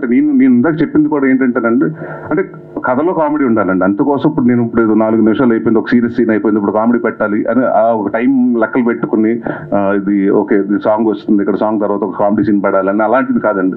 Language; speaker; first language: Telugu; native; Telugu